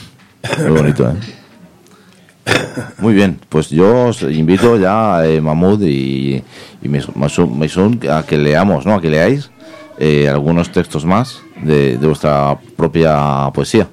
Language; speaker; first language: Spanish; native; Spanish